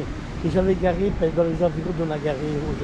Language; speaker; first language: French; non-native, fluent; Spanish